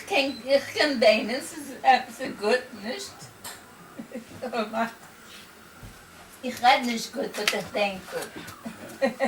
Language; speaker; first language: German; non-native, learner; Yiddish